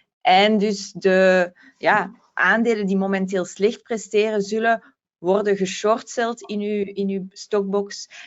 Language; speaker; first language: Dutch; native; Dutch